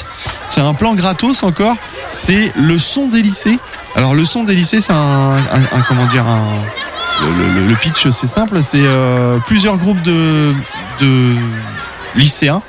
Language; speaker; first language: French; native; French